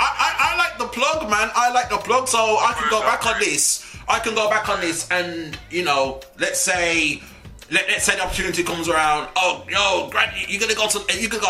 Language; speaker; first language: English; native; English